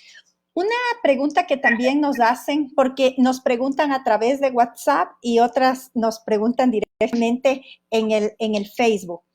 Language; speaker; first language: Spanish; native; Spanish